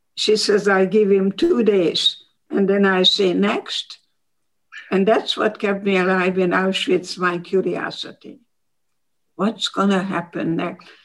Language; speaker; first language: English; non-native, fluent; Hungarian